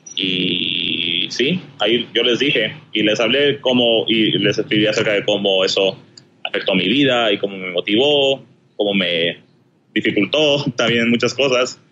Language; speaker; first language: Spanish; early bilingual, heritage; Spanish